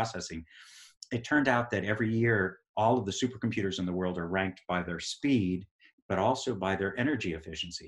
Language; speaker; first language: English; native; English